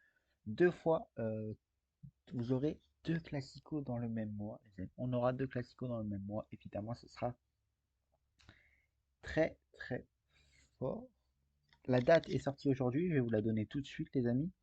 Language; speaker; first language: French; native; French